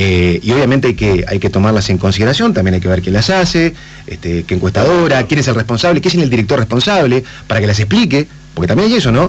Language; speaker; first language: Spanish; native; Spanish